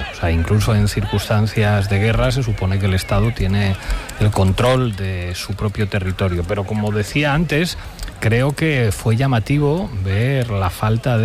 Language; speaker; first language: Spanish; native; Spanish